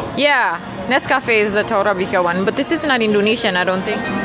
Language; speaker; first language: English; non-native, fluent; Indonesian